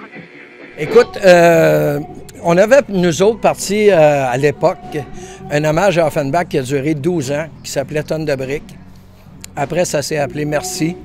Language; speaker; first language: French; native; French